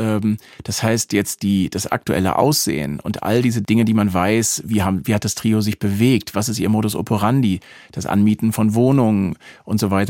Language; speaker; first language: German; native; German